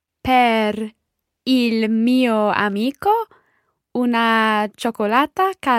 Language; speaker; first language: Italian; non-native, learner; English